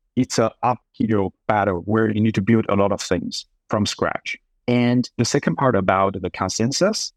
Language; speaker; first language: English; non-native, fluent; Chinese